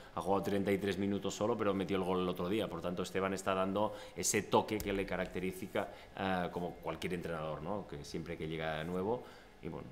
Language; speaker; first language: Spanish; non-native, local second language; Catalan